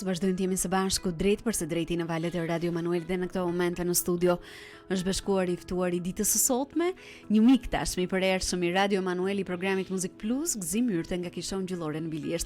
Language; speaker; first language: Albanian; native; Albanian